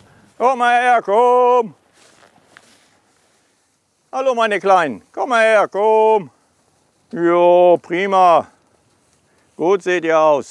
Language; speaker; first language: German; native; German